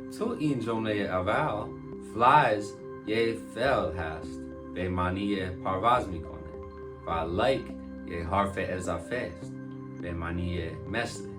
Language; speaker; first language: Persian; non-native, learner; English